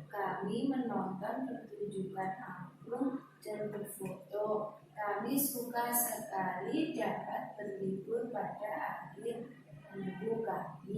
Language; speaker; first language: Indonesian; non-native, learner; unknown